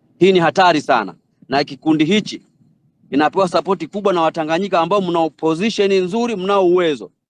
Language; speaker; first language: Swahili; native; Swahili